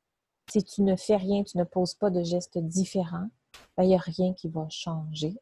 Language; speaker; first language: French; native; French